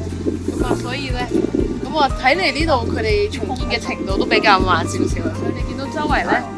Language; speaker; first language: Chinese; native; Chinese